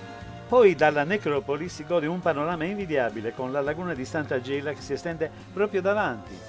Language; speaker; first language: Italian; native; Italian